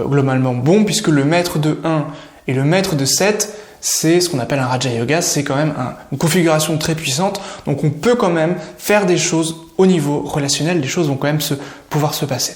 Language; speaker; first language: French; native; French